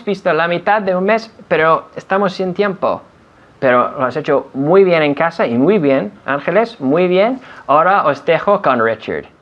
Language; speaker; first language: Spanish; non-native, fluent; English